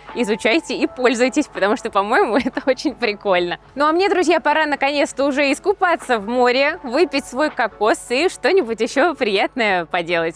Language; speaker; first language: Russian; native; Russian